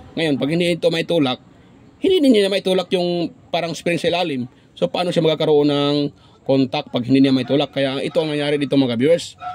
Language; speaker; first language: Filipino; non-native, local second language; Cebuano